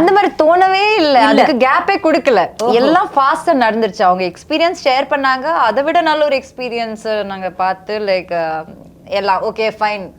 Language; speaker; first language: Tamil; non-native, fluent; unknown